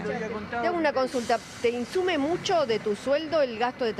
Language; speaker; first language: Spanish; native; Spanish